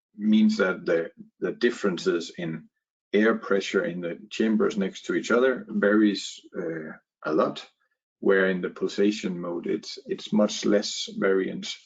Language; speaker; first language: English; non-native, fluent; Danish